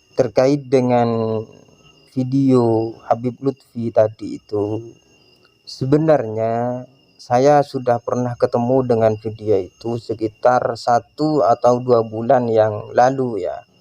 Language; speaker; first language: Indonesian; non-native, local second language; Madurese